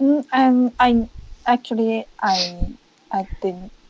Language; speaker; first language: English; non-native, learner; Chinese